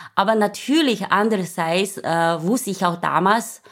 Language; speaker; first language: German; non-native, learner; Chinese